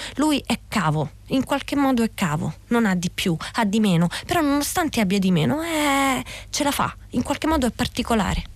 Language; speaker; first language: Italian; native; Italian